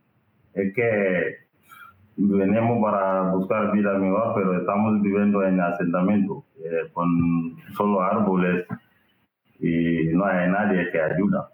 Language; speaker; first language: Spanish; non-native, learner; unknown